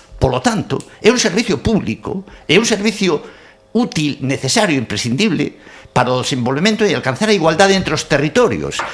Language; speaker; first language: Galician; non-native, local second language; Spanish